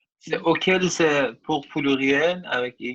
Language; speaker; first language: French; non-native, learner; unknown